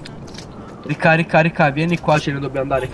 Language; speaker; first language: Italian; native; Italian